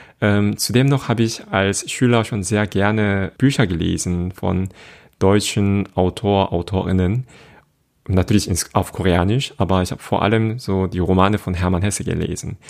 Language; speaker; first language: German; non-native, fluent; Korean